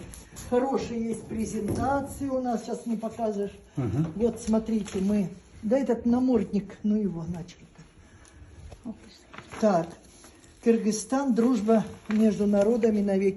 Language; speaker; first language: Russian; native; Russian